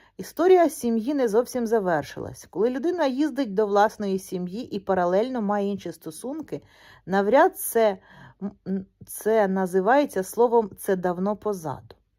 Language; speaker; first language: Ukrainian; non-native, local second language; Russian